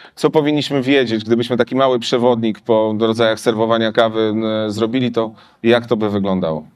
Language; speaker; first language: Polish; native; Polish